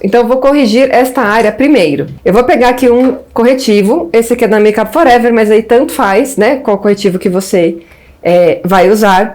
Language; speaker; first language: Portuguese; native; Portuguese